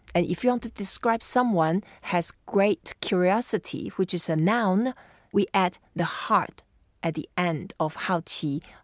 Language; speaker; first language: English; non-native, fluent; Chinese